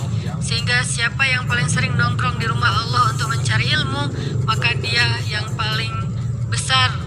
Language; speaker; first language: Indonesian; native; Indonesian